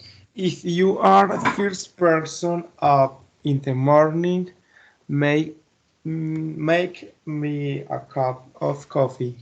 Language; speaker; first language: English; non-native, learner; Spanish